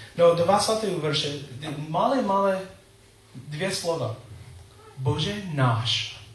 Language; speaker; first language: Czech; non-native, learner; English